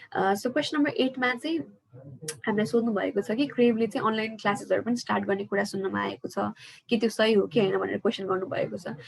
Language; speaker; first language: Nepali; native; Nepali